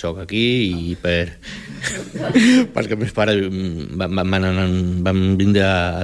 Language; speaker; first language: Catalan; early bilingual, other home language; Spanish